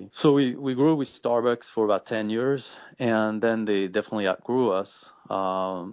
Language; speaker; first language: English; non-native, fluent; French